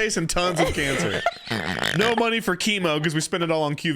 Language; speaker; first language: English; native; English